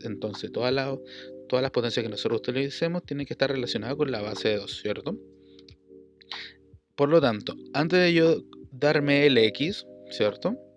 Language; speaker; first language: Spanish; native; Spanish